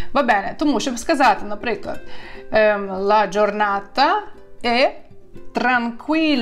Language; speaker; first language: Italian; non-native, fluent; Ukrainian